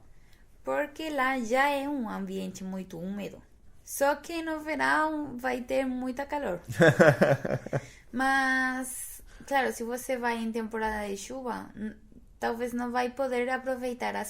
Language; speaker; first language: Portuguese; non-native, fluent; Spanish